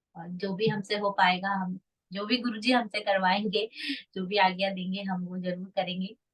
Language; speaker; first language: Hindi; native; Hindi